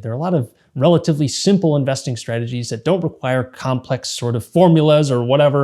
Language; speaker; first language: English; native; English